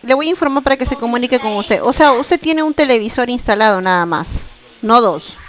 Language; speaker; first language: Spanish; native; Spanish